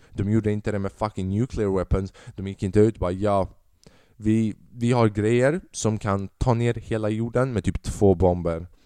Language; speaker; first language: Swedish; early bilingual, other home language; Albanian